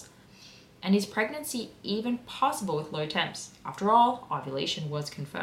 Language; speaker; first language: English; native; English